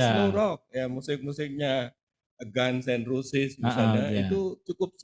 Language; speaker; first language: Indonesian; native; Indonesian